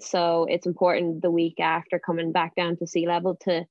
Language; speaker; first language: English; native; English